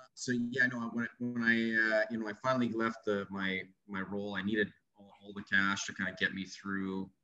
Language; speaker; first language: English; native; English